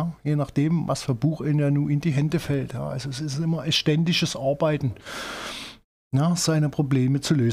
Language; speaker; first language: German; native; German